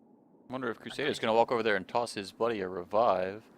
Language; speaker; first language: English; native; English